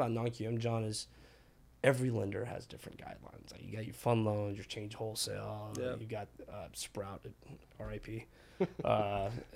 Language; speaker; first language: English; early bilingual, other home language; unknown